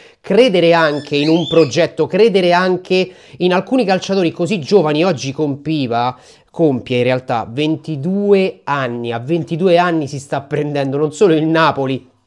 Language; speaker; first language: Italian; native; Italian